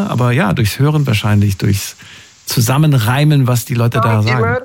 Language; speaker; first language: German; native; German